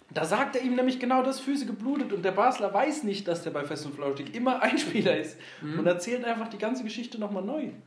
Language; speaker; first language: German; early bilingual, other home language; Turkish